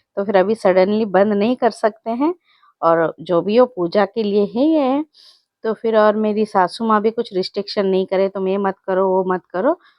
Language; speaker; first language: Hindi; non-native, local second language; Telugu